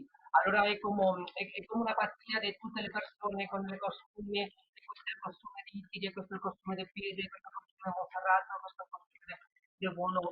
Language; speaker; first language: Italian; non-native, learner; Spanish